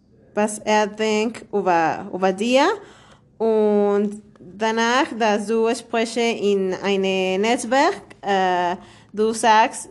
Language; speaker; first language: German; non-native, learner; Spanish